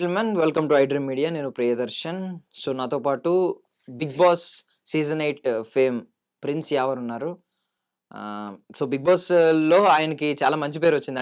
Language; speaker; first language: Telugu; native; Telugu